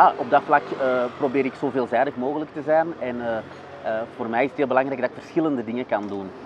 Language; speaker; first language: Dutch; native; Dutch